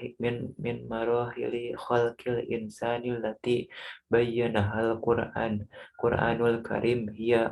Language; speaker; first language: Arabic; non-native, learner; Indonesian